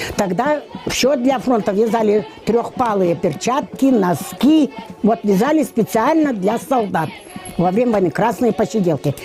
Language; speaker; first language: Russian; non-native, local second language; Chuvash